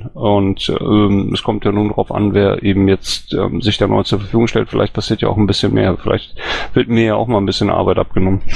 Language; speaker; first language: German; native; German